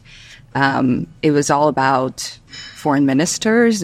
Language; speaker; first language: English; non-native, fluent; Albanian